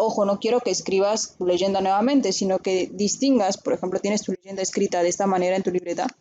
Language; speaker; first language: Spanish; native; Spanish